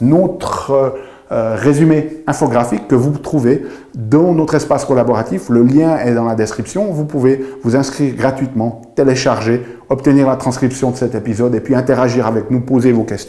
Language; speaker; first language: French; native; French